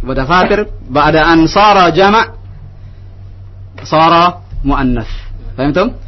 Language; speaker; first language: Arabic; non-native, fluent; Indonesian